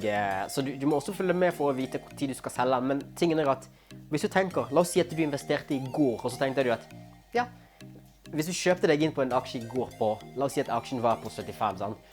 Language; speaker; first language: Norwegian; native; Norwegian